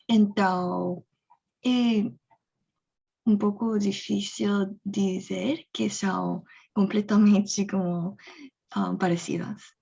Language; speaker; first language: Portuguese; non-native, fluent; Korean